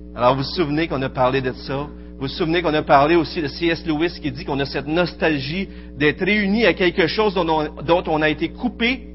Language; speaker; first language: French; native; French